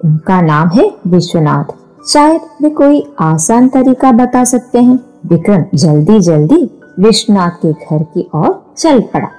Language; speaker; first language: Hindi; non-native, local second language; Malayalam